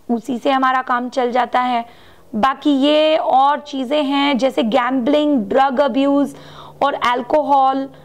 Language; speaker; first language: Hindi; non-native, local second language; Marathi